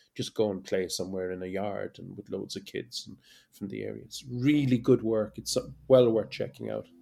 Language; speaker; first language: English; native; English